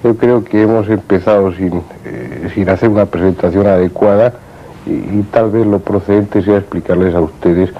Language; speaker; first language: Spanish; native; Spanish